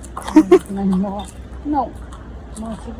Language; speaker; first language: French; non-native, fluent; Khmer